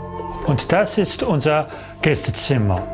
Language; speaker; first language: German; early bilingual, other home language; Polish